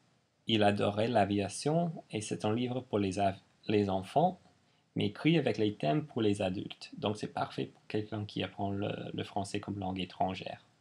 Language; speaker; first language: French; non-native, fluent; English